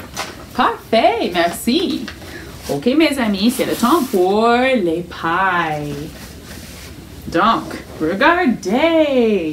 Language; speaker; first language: French; non-native, fluent; English